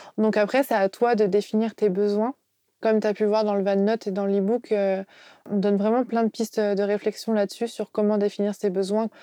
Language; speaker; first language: French; native; French